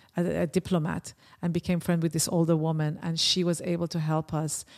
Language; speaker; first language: English; early bilingual, other home language; Persian